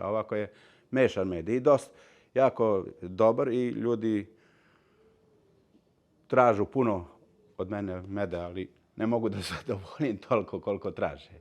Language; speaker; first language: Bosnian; early bilingual, heritage; Serbian